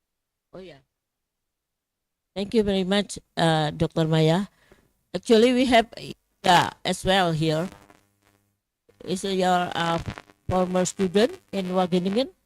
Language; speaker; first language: English; non-native, fluent; Indonesian